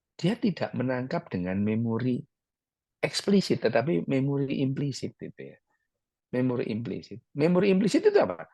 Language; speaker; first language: Indonesian; early bilingual, other home language; Arabic